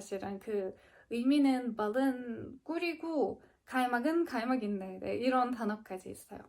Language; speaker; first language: Korean; non-native, fluent; Turkish